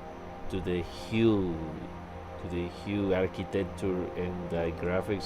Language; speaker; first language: English; non-native, learner; Spanish